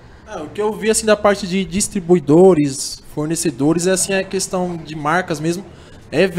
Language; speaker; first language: Portuguese; native; Portuguese